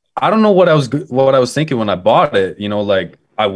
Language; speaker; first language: English; native; English